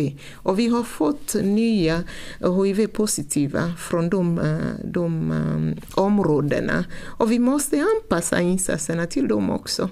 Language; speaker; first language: Swedish; non-native, fluent; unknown